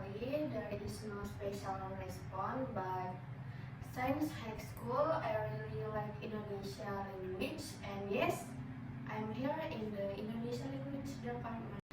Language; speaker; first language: English; non-native, learner; Indonesian